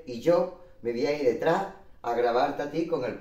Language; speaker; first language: Spanish; native; Spanish